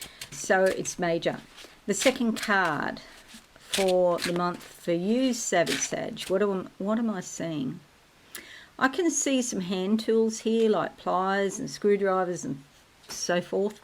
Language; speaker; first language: English; native; English